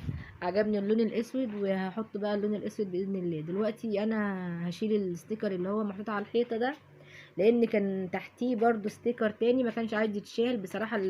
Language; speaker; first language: Arabic; native; Arabic